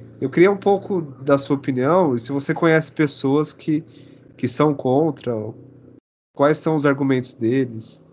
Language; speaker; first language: Portuguese; native; Portuguese